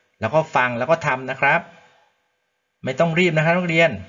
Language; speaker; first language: Thai; native; Thai